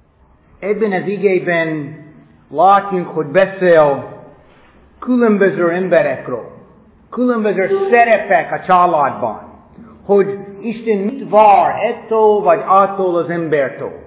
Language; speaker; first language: Hungarian; non-native, fluent; English